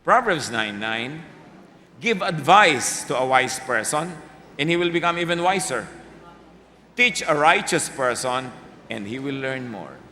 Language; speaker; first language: English; non-native, local second language; Filipino